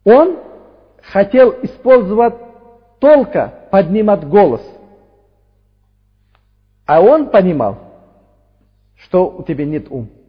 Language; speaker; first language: Russian; non-native, fluent; Uzbek